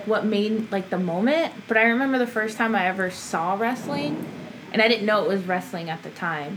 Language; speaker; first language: English; early bilingual, other home language; Spanish